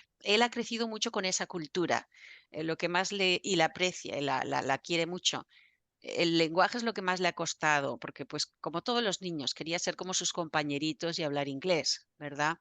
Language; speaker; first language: Spanish; native; Spanish